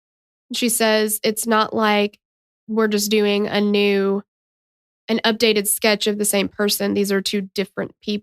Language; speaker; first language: English; native; English